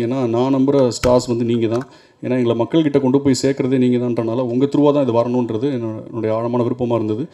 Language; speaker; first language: Tamil; native; Tamil